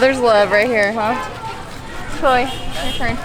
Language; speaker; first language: English; native; English